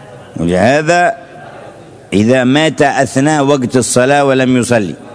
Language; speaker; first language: Arabic; native; Arabic